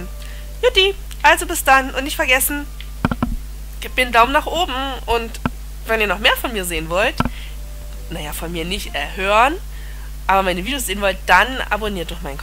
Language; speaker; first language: German; native; German